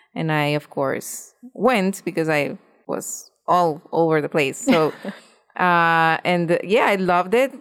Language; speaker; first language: English; non-native, fluent; Spanish